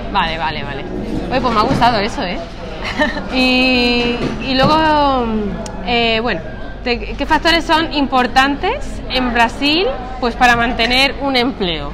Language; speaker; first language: Spanish; native; Spanish